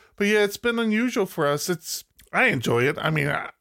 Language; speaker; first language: English; native; English